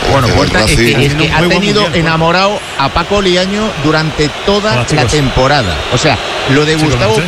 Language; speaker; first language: Spanish; native; Spanish